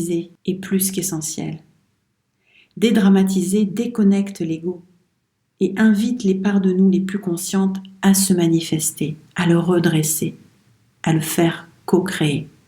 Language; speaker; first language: French; native; French